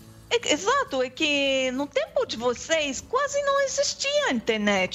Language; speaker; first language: Portuguese; non-native, fluent; French